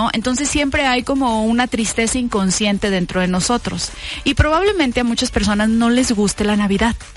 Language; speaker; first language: Spanish; native; Spanish